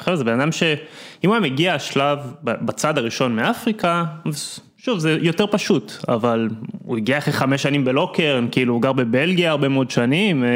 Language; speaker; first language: Hebrew; native; Hebrew